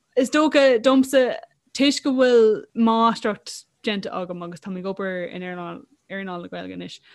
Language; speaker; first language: Irish; non-native, local second language; English